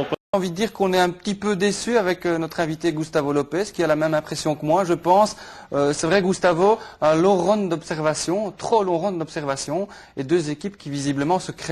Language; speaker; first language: French; native; French